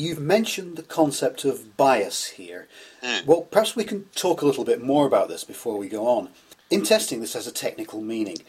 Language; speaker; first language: English; native; English